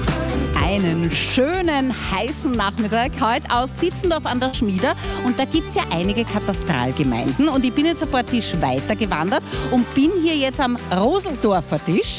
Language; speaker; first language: German; native; German